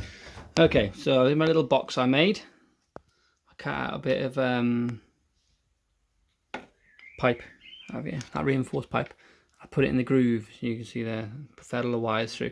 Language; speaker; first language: English; native; English